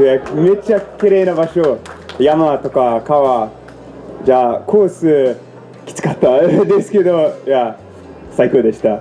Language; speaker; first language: Japanese; non-native, learner; English